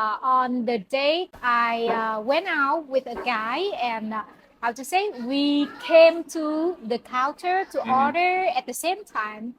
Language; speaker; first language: English; non-native, learner; Vietnamese